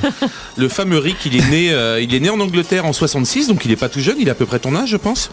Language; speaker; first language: French; native; French